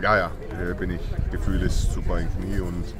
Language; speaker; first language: German; non-native, learner; Danish